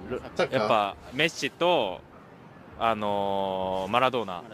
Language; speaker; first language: Japanese; native; Japanese